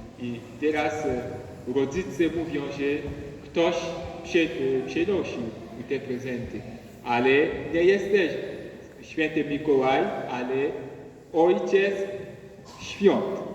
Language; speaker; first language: Polish; non-native, learner; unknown